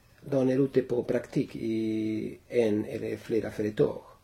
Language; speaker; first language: Swedish; non-native, fluent; Spanish